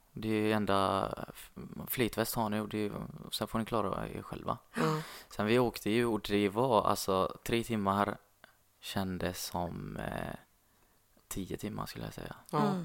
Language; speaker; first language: Swedish; non-native, fluent; Arabic